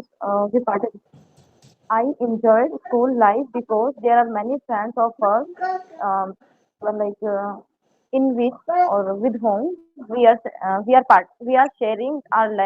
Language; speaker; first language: English; non-native, learner; Hindi